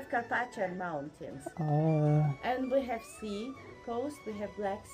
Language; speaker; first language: English; non-native, fluent; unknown